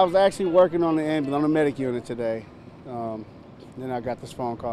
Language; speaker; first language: English; native; English